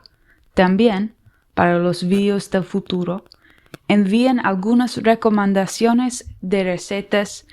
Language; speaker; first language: Spanish; non-native, learner; English